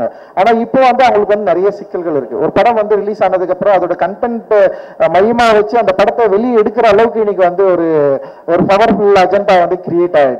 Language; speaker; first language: Tamil; native; Tamil